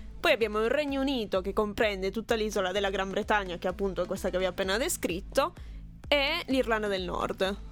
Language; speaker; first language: Italian; early bilingual, other home language; Spanish